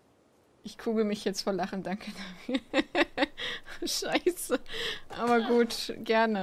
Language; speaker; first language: German; native; German